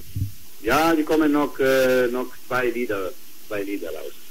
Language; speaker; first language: German; non-native, learner; Italian